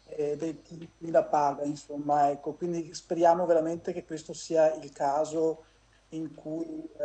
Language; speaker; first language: Italian; native; Italian